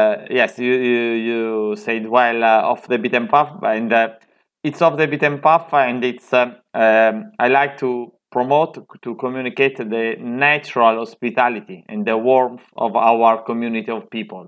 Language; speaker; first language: English; non-native, fluent; Italian